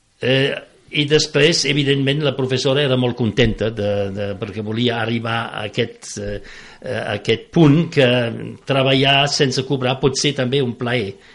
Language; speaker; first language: Catalan; non-native, fluent; French